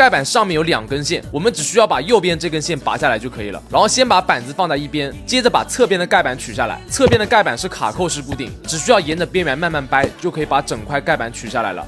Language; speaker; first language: Chinese; native; Chinese